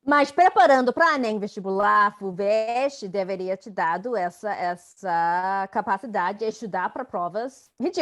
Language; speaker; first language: Portuguese; non-native, fluent; English